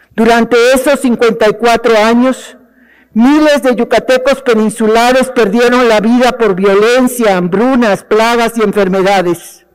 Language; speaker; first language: Spanish; native; Spanish